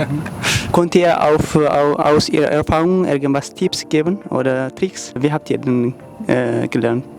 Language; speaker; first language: German; non-native, learner; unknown